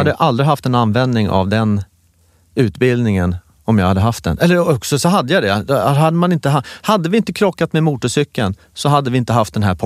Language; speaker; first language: Swedish; native; Swedish